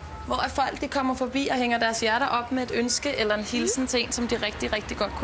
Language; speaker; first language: Danish; native; Danish